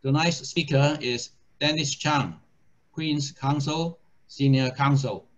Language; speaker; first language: English; non-native, local second language; Chinese